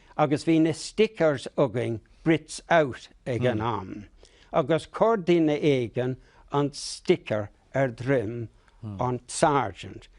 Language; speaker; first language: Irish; non-native, local second language; English